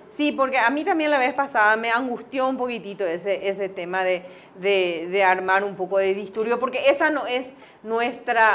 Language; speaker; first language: Spanish; native; Spanish